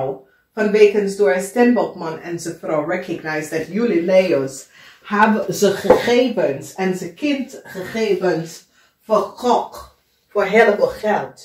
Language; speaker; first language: Dutch; non-native, fluent; English